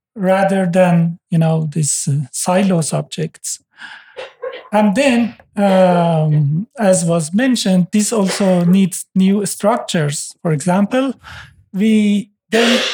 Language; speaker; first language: English; non-native, fluent; Persian